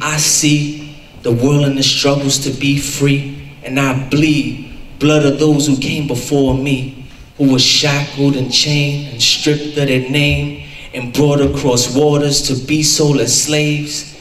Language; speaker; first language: English; early bilingual, other home language; Spanish